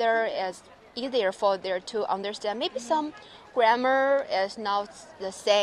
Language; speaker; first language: English; non-native, learner; Chinese